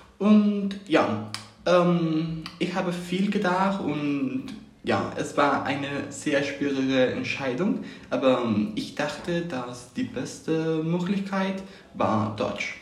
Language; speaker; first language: German; non-native, learner; Spanish